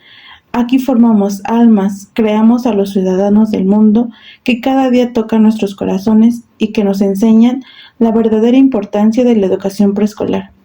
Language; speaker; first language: Spanish; native; Spanish